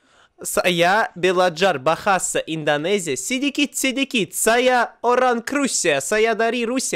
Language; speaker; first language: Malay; non-native, learner; Russian